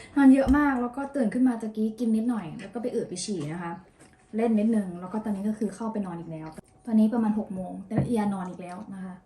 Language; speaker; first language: Thai; native; Thai